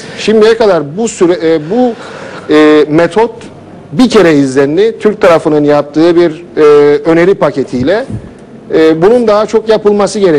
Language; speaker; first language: Turkish; native; Turkish